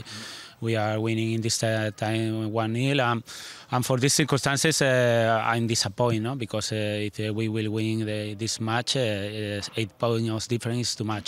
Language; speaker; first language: English; non-native, learner; Spanish